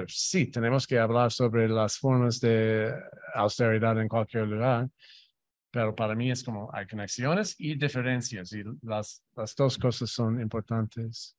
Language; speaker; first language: Spanish; non-native, fluent; English